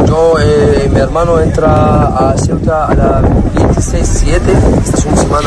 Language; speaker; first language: Spanish; non-native, learner; Arabic